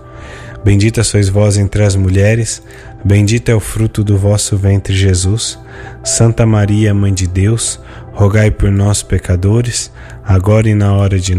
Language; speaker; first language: Portuguese; native; Portuguese